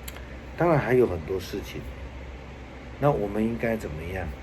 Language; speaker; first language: Chinese; native; Chinese